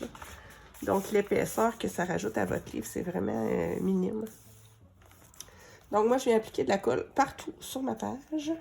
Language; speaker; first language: French; native; French